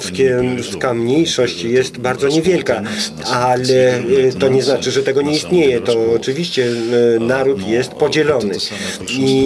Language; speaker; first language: Polish; non-native, fluent; Russian